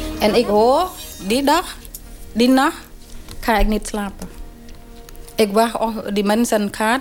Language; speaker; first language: Dutch; non-native, learner; Khmer